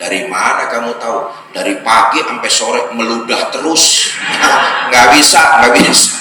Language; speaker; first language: Indonesian; native; Indonesian